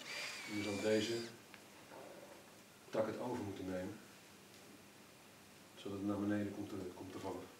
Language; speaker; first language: Dutch; native; Dutch